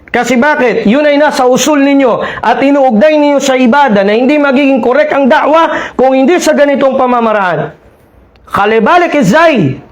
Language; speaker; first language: Filipino; non-native, local second language; Maranao